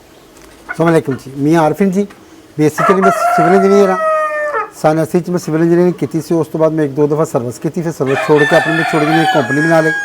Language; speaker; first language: Hindi; non-native, local second language; Punjabi